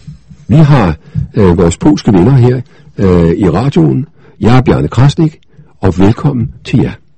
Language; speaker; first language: Danish; native; Danish